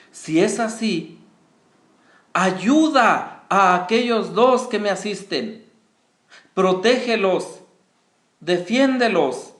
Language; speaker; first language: Spanish; native; Spanish